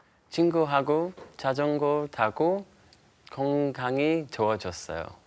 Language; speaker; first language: Korean; non-native, learner; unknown